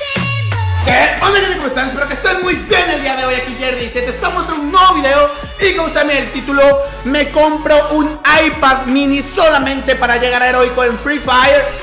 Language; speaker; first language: Spanish; native; Spanish